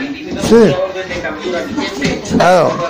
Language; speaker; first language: Spanish; non-native, learner; French